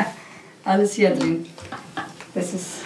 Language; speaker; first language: Dutch; non-native, learner; Kurdish